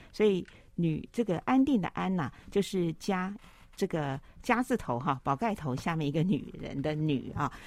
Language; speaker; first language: Chinese; native; Chinese